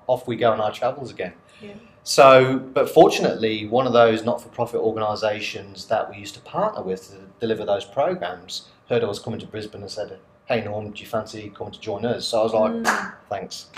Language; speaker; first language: English; native; English